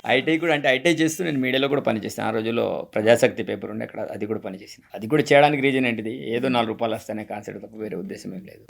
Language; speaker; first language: Telugu; non-native, local second language; Gondi